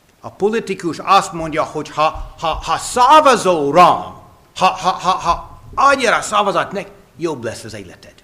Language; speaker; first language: Hungarian; non-native, fluent; English